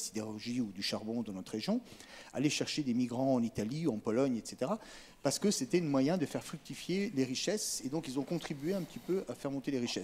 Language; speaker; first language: French; native; French